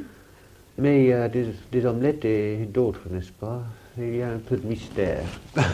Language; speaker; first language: French; non-native, fluent; English